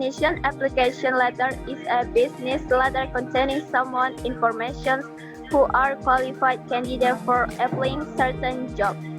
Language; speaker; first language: English; non-native, learner; Indonesian